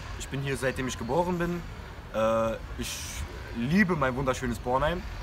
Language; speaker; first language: German; early bilingual, other home language; Turkish